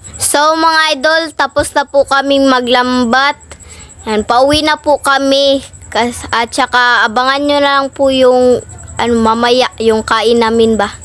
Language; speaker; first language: Filipino; non-native, local second language; Cebuano